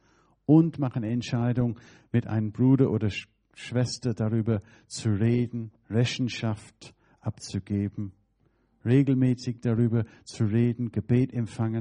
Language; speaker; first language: German; non-native, fluent; English